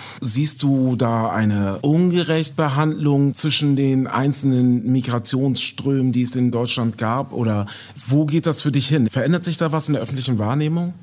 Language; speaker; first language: German; native; German